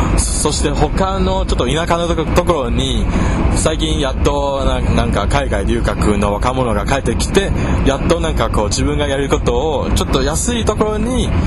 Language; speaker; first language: Japanese; non-native, fluent; Chinese